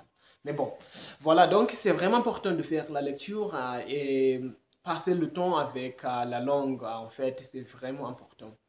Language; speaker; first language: French; non-native, fluent; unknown